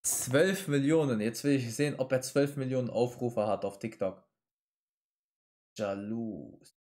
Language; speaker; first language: German; native; German